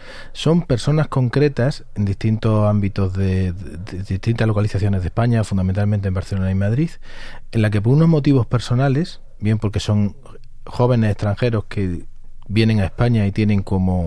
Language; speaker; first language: Spanish; native; Spanish